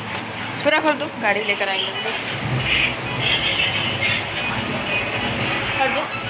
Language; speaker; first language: Hindi; native; Hindi